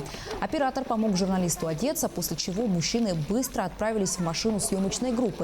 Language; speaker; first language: Russian; native; Russian